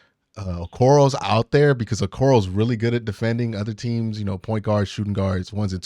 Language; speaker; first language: English; native; English